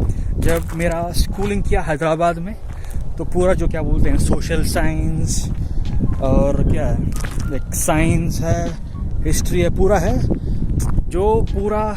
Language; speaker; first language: Hindi; non-native, local second language; Tamil